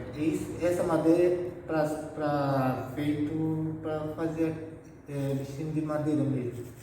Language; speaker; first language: Portuguese; non-native, local second language; Guarani